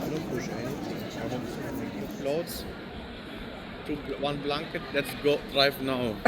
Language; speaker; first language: English; non-native, learner; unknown